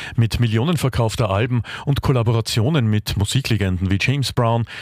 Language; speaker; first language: German; native; German